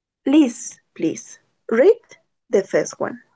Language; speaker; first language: English; non-native, learner; Spanish